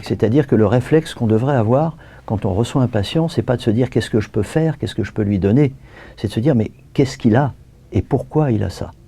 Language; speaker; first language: French; native; French